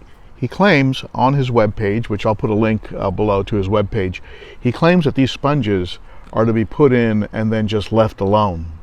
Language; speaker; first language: English; native; English